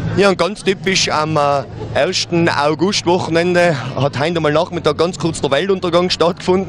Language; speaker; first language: German; native; German